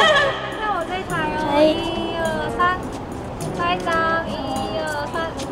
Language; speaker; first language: Chinese; non-native, fluent; Japanese